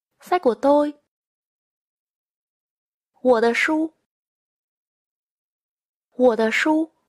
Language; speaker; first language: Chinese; non-native, fluent; Vietnamese